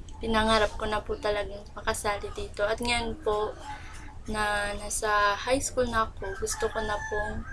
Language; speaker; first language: Filipino; non-native, local second language; Bikol